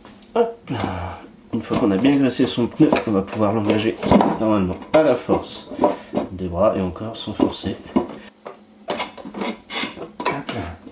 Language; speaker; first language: French; native; French